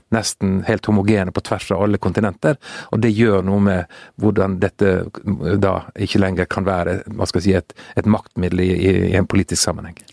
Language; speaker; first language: Norwegian; native; Norwegian